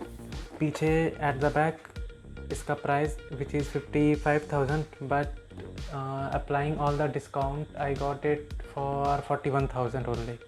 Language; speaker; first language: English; non-native, local second language; Hindi